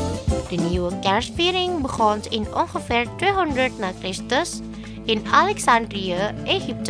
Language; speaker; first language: Dutch; non-native, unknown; Indonesian